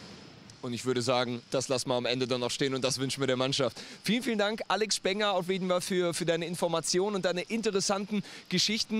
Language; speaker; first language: German; native; German